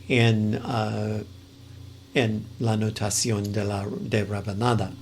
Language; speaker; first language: Spanish; non-native, fluent; English